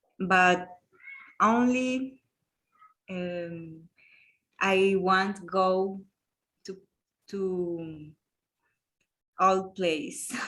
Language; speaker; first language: English; non-native, learner; Spanish